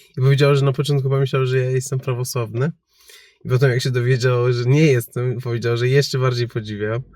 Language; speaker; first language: Polish; non-native, fluent; Persian